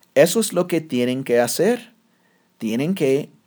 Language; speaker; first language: Spanish; non-native, fluent; English